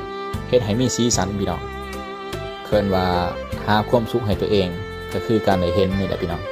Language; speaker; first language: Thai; non-native, local second language; Lao